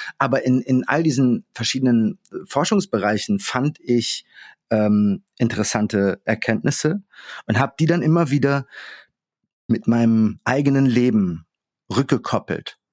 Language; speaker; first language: German; early bilingual, other home language; Arabic